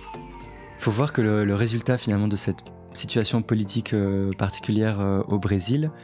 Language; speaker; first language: French; native; French